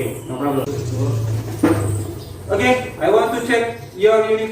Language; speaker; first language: English; non-native, learner; Indonesian